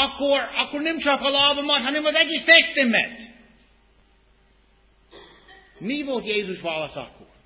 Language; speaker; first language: Hungarian; non-native, fluent; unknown